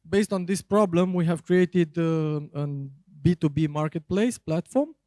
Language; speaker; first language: English; non-native, fluent; Romanian